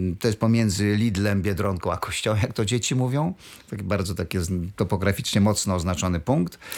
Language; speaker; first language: Polish; native; Polish